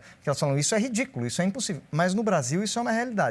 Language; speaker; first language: Portuguese; native; Portuguese